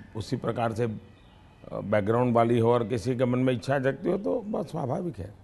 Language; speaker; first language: Hindi; non-native, local second language; Gujarati